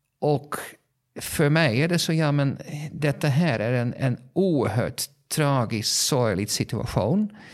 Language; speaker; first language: Swedish; non-native, fluent; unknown